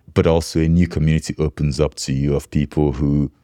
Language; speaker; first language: English; non-native, local second language; Igbo